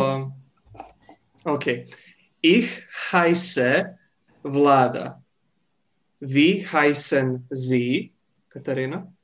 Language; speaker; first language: German; non-native, fluent; Serbian